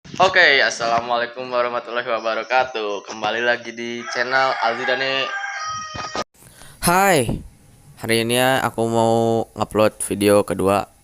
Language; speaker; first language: Indonesian; non-native, local second language; Sundanese